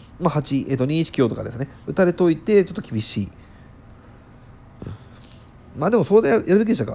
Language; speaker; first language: Japanese; native; Japanese